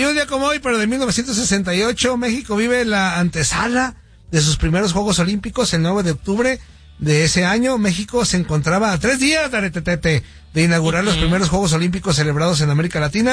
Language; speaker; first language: Spanish; native; Spanish